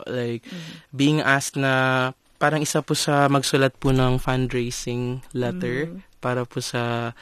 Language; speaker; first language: Filipino; non-native, local second language; Cebuano